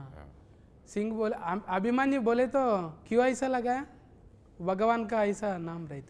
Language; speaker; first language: Hindi; non-native, local second language; Telugu